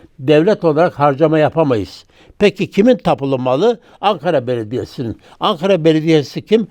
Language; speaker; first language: Turkish; native; Turkish